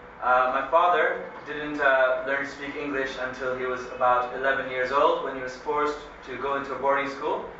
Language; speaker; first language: English; early bilingual, other home language; Hindi